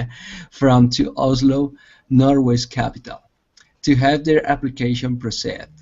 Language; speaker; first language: English; non-native, learner; Spanish